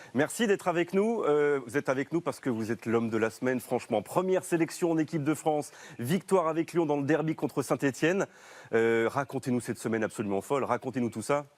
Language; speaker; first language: French; native; French